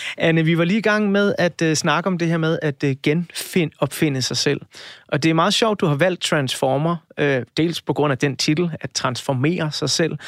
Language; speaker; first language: Danish; native; Danish